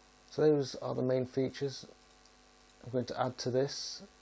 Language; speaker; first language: English; native; English